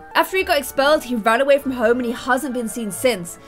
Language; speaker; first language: English; native; English